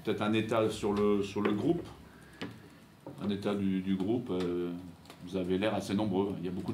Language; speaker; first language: French; native; French